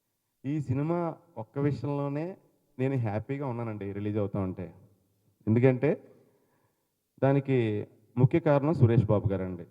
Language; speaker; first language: Telugu; native; Telugu